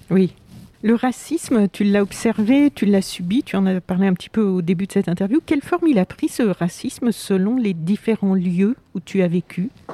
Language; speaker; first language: French; native; French